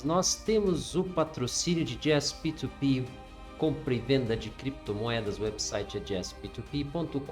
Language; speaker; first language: Portuguese; native; Portuguese